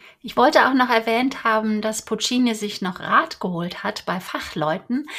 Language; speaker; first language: German; native; German